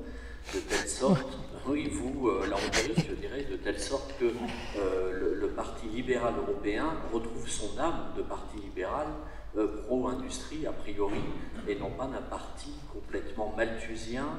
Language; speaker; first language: French; native; French